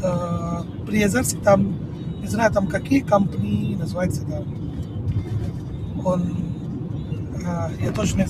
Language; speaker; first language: Russian; non-native, learner; Hindi